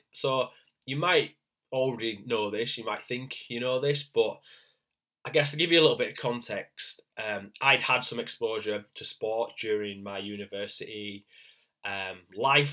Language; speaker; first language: English; native; English